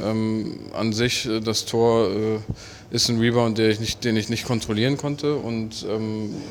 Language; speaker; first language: German; native; German